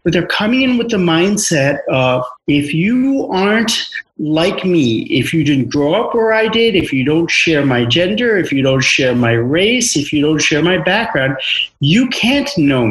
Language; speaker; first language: English; native; English